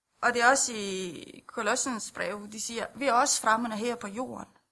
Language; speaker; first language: Danish; non-native, fluent; Romanian